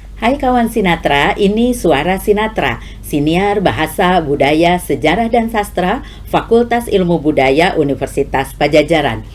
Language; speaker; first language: Indonesian; native; Indonesian